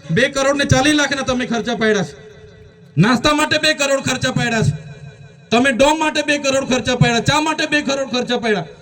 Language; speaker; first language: Gujarati; non-native, local second language; Vasavi